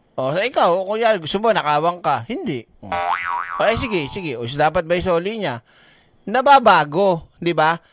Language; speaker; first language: Filipino; non-native, local second language; Cebuano